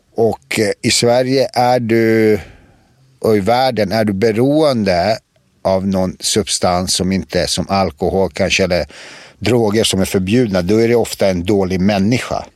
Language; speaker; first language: Swedish; early bilingual, other home language; Serbian